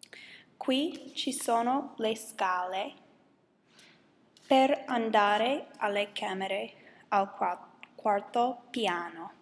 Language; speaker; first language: Italian; non-native, learner; English